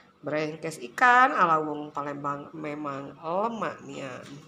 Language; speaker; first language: Indonesian; non-native, local second language; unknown